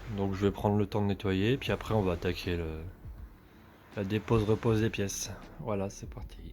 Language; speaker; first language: French; native; French